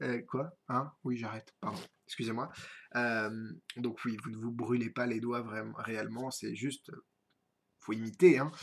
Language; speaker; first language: French; native; French